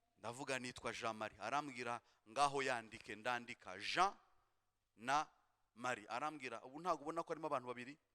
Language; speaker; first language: Kinyarwanda; native; Kinyarwanda